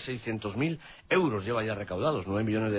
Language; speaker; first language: Spanish; native; Spanish